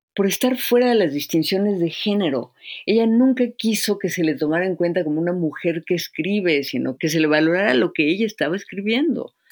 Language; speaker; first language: Spanish; native; Spanish